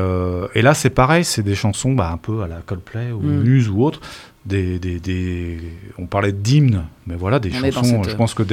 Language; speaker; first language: French; native; French